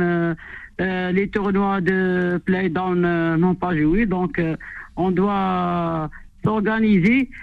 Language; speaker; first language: French; non-native, local second language; Arabic